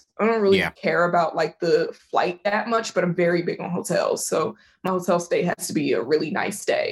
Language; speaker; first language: English; native; English